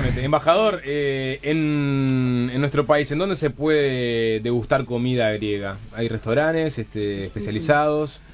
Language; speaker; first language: Spanish; native; Spanish